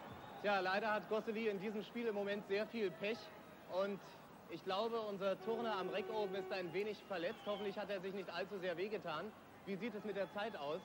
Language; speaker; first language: German; native; German